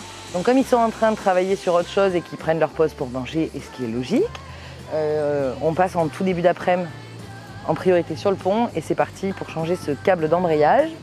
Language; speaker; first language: French; native; French